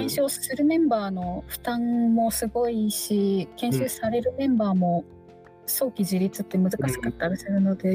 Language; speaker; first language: Japanese; native; Japanese